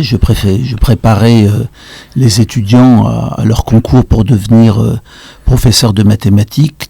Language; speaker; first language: French; native; French